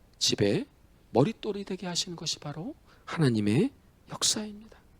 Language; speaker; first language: Korean; native; Korean